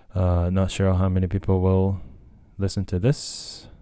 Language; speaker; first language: English; non-native, fluent; Japanese